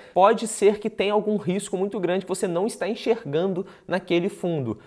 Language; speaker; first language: Portuguese; native; Portuguese